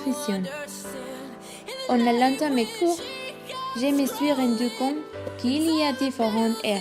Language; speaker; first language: French; non-native, learner; Spanish